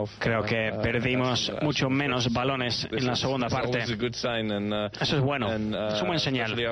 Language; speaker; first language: Spanish; non-native, fluent; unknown